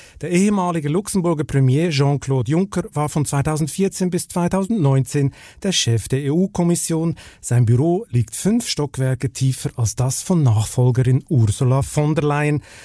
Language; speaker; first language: German; native; German